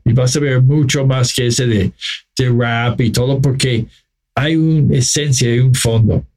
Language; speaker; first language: Spanish; non-native, fluent; English